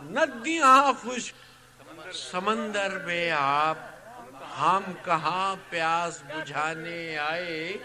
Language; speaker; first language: Urdu; native; Urdu